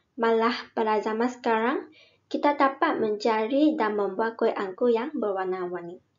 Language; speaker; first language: Malay; non-native, local second language; Min Nan Chinese